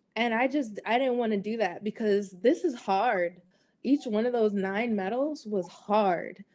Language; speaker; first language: English; native; English